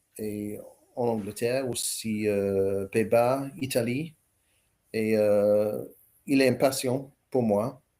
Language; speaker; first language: French; non-native, learner; English